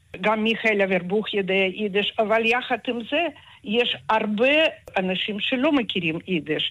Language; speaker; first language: Hebrew; non-native, fluent; Russian